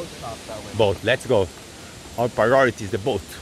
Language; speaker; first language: English; non-native, fluent; Portuguese